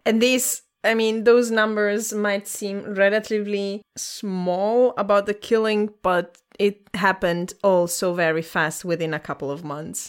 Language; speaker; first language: English; non-native, fluent; Italian